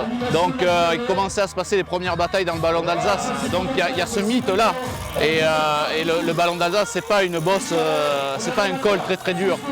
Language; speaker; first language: French; native; French